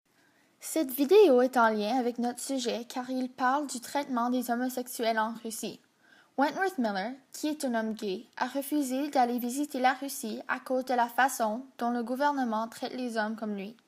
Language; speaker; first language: French; non-native, local second language; English